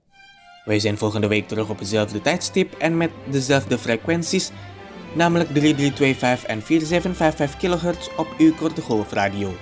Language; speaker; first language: Dutch; non-native, fluent; Indonesian